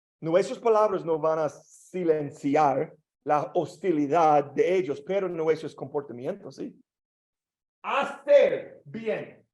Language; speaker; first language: Spanish; non-native, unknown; English